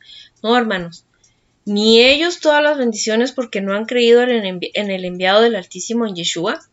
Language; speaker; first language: Spanish; native; Spanish